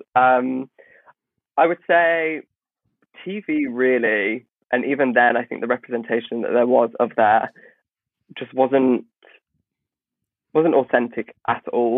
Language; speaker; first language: English; native; English